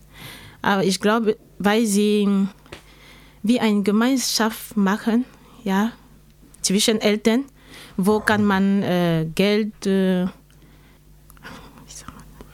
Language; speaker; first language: German; non-native, learner; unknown